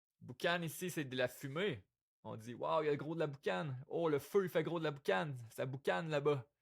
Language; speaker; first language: French; native; French